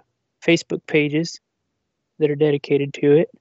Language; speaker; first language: English; native; English